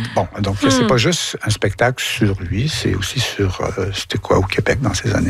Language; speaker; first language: French; native; French